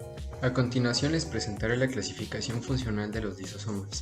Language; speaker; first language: Spanish; native; Spanish